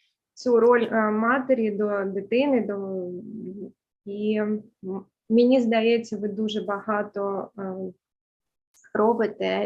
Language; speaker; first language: Ukrainian; early bilingual, heritage; Ukrainian